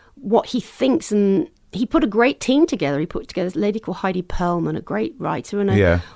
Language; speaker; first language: English; native; English